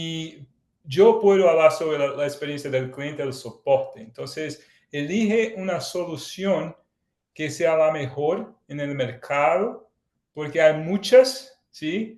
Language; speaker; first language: Spanish; non-native, fluent; Portuguese